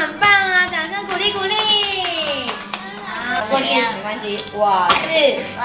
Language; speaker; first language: Chinese; native; Chinese